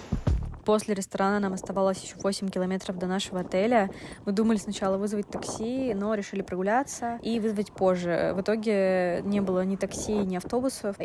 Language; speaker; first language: Russian; native; Russian